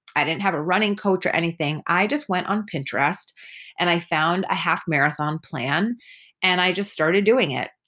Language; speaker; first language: English; early bilingual, other home language; Spanish